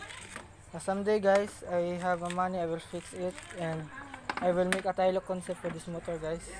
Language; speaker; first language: English; non-native, learner; Filipino